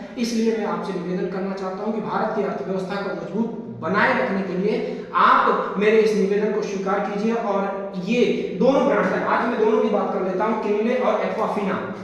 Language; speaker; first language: Hindi; native; Hindi